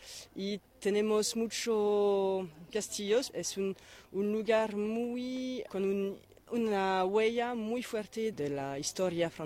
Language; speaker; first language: Spanish; non-native, fluent; French